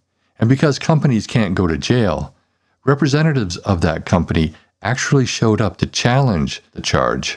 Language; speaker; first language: English; native; English